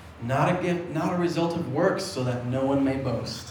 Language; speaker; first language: English; native; English